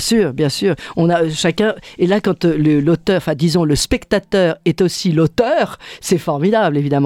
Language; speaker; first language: French; native; French